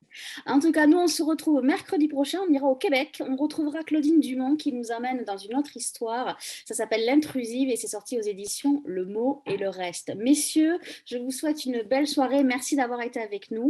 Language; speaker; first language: French; native; French